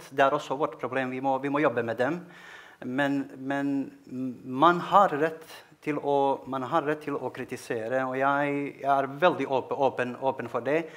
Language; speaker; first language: Norwegian; non-native, fluent; Bosnian